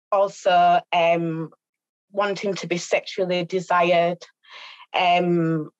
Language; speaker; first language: English; native; English